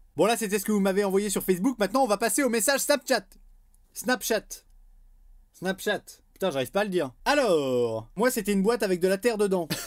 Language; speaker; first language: French; native; French